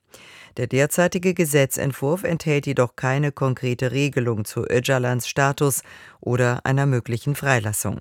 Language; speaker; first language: German; native; German